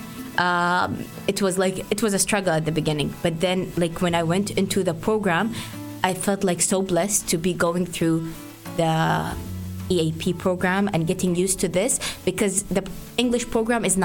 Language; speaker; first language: English; non-native, fluent; Arabic